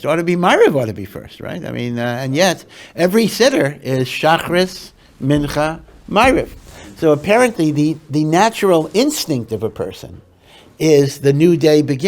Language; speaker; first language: English; native; English